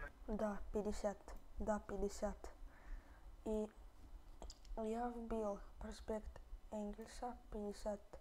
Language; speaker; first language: Russian; early bilingual, heritage; Russian